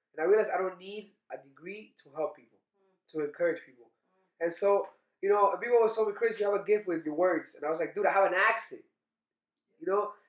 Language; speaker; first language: English; early bilingual, other home language; Spanish